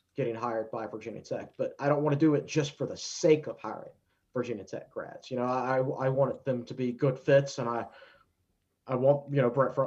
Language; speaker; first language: English; native; English